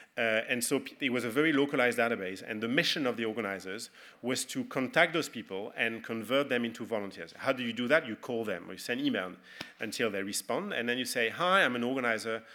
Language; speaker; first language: English; non-native, fluent; French